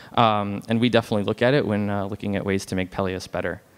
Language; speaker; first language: English; native; English